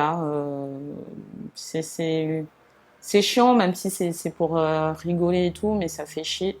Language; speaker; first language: French; non-native, local second language; Comorian